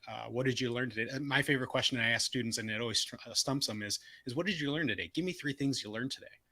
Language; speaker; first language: English; native; English